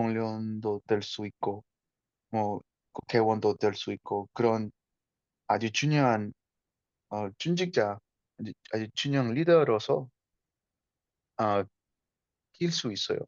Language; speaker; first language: Korean; non-native, fluent; Spanish